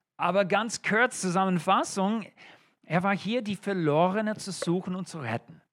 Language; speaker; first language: German; non-native, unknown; English